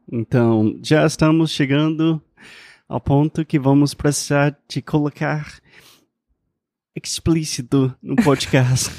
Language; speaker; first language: Portuguese; non-native, fluent; English